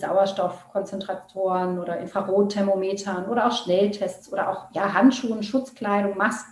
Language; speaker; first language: German; native; German